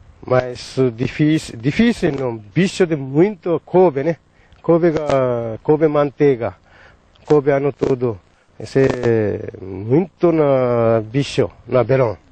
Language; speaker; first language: Portuguese; non-native, learner; Japanese